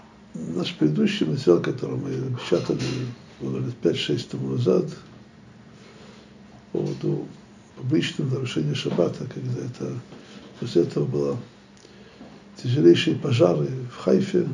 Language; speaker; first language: Russian; native; Russian